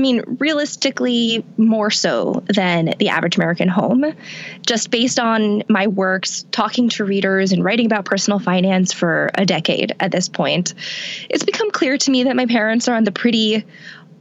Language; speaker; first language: English; native; English